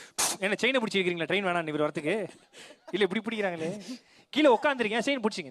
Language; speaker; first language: Tamil; native; Tamil